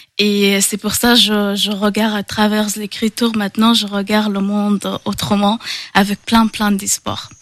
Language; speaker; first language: French; non-native, fluent; Persian